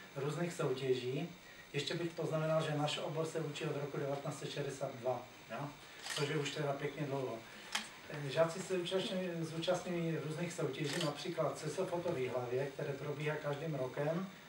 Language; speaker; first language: Czech; native; Czech